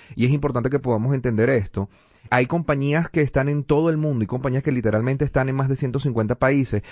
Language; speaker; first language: Spanish; native; Spanish